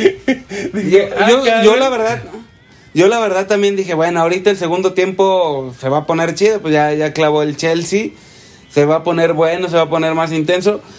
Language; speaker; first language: Spanish; native; Spanish